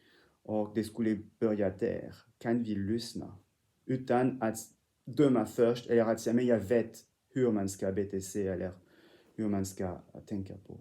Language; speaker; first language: Swedish; non-native, fluent; French